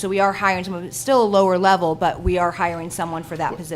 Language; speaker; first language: English; native; English